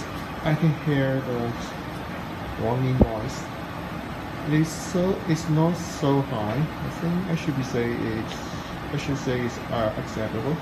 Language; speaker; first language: English; non-native, learner; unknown